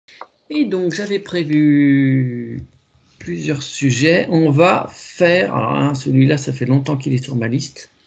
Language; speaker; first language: French; native; French